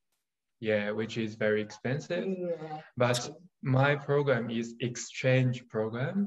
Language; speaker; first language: English; non-native, fluent; Chinese